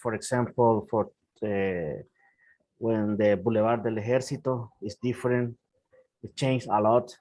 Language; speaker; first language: English; non-native, learner; Spanish